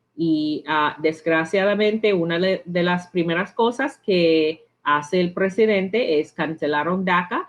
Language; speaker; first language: Spanish; non-native, learner; English